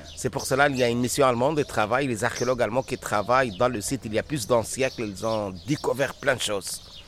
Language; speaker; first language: French; non-native, fluent; Arabic